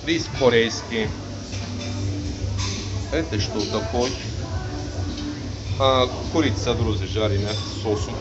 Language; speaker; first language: Russian; non-native, learner; Turkish